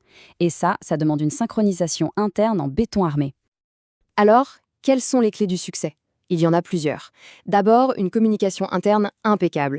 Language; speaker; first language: French; native; French